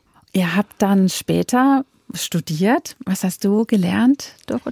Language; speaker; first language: German; native; German